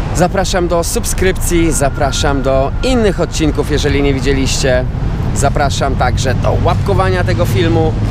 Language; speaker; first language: Polish; native; Polish